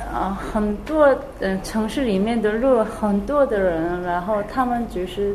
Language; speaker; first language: Chinese; non-native, learner; Korean